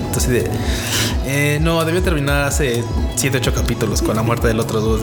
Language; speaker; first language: Spanish; native; Spanish